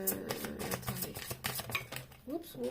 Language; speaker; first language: French; native; French